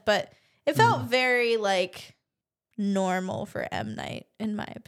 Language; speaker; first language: English; native; English